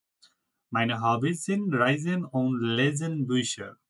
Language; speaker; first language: German; non-native, learner; Bangla